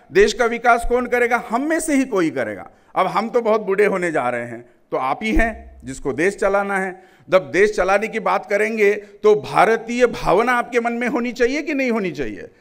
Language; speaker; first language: Hindi; non-native, local second language; Marathi